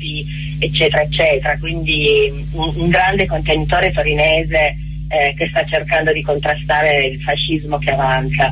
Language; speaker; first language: Italian; native; Italian